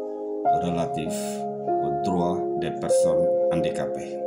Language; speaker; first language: French; non-native, local second language; Wolof